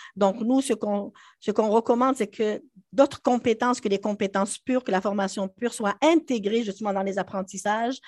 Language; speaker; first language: French; non-native, local second language; Arabic